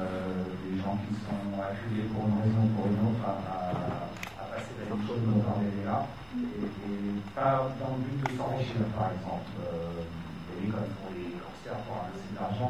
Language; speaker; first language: French; native; French